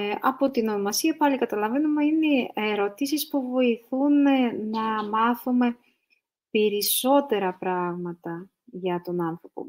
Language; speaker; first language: Greek; non-native, fluent; Russian